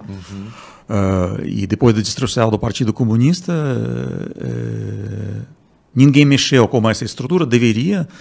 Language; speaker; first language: Portuguese; non-native, fluent; Russian